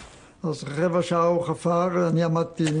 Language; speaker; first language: Hebrew; non-native, fluent; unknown